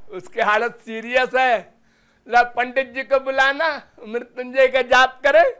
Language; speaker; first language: Hindi; native; Hindi